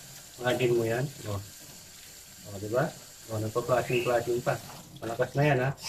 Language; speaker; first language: Filipino; native; Filipino